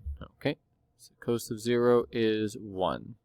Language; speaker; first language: English; native; English